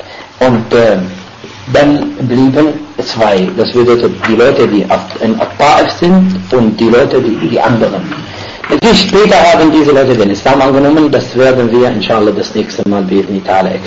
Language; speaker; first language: German; non-native, fluent; Arabic